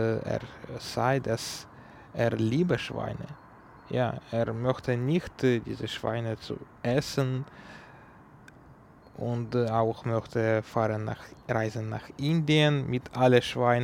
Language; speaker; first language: German; non-native, learner; Ukrainian